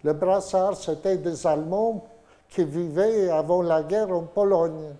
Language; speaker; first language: French; non-native, fluent; Yiddish